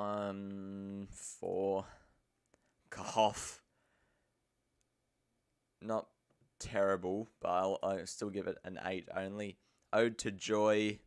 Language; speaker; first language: English; native; English